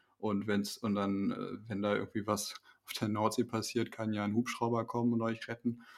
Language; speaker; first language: German; native; German